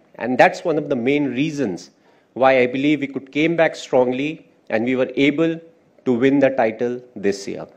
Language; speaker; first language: English; non-native, local second language; Hindi